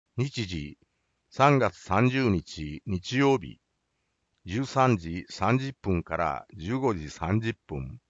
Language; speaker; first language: Japanese; native; Japanese